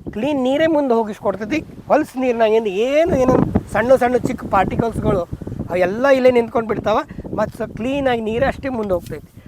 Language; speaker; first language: Kannada; native; Kannada